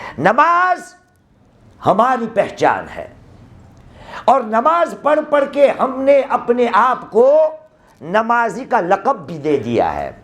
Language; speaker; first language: Urdu; non-native, local second language; Gujarati